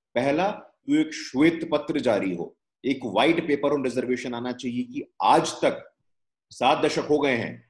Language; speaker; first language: Hindi; native; Hindi